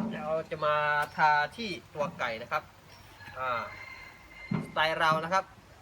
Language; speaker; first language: Thai; non-native, local second language; Malay